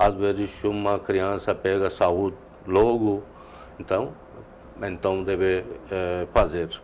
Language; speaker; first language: Portuguese; non-native, learner; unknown